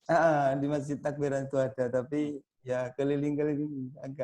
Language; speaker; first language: Indonesian; non-native, fluent; Thai